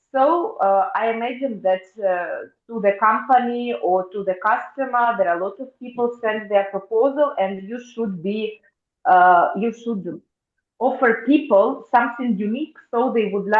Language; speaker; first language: English; non-native, fluent; Russian